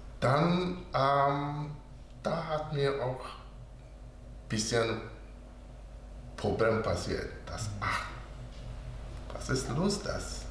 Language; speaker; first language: German; non-native, learner; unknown